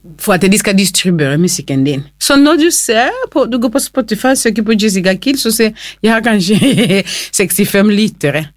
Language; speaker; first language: Norwegian; non-native, fluent; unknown